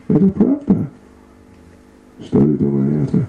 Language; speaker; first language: Russian; non-native, learner; English